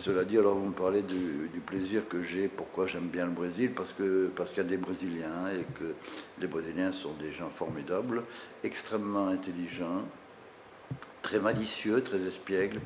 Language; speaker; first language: French; native; French